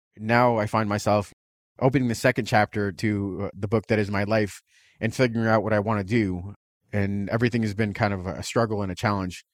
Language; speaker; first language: English; early bilingual, other home language; Russian